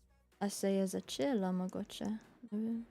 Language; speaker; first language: Slovenian; early bilingual, heritage; Slovenian